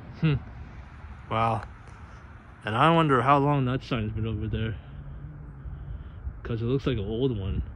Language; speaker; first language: English; native; English